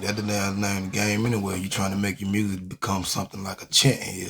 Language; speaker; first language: English; native; English